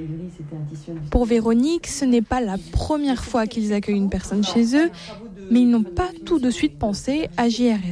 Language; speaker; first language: French; native; French